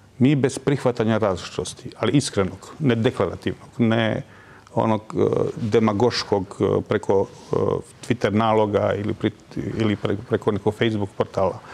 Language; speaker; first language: Serbian; non-native, local second language; Albanian